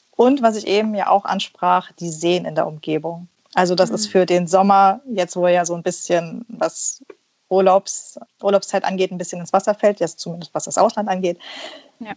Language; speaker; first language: German; early bilingual, other home language; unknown